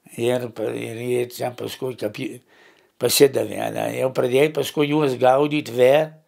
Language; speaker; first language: Lithuanian; native; Lithuanian